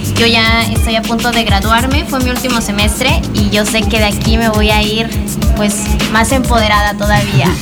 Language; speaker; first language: Spanish; native; Spanish